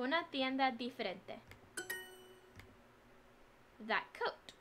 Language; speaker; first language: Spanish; non-native, learner; English